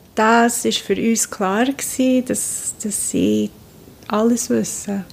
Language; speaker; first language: German; non-native, fluent; English